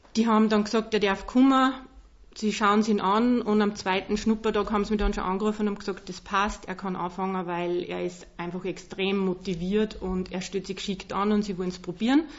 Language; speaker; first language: German; native; German